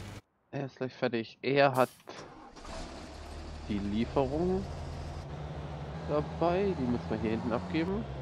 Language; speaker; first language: German; native; German